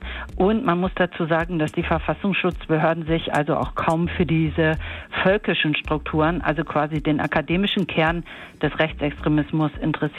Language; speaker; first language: German; native; German